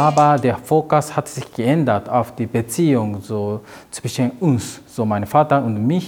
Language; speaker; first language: German; non-native, learner; Japanese